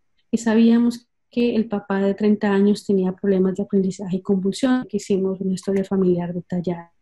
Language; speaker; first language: Spanish; native; Spanish